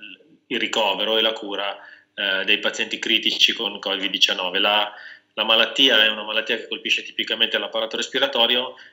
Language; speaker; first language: Italian; native; Italian